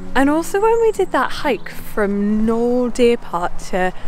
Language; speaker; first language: English; native; English